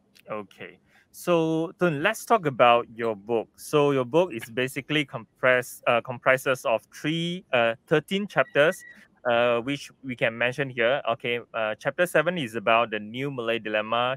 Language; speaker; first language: English; non-native, local second language; Chinese